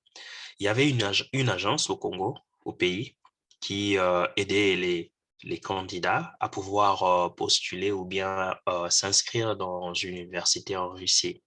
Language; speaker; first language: French; non-native, local second language; Lingala